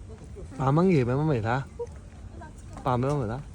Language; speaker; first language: Cantonese; native; Cantonese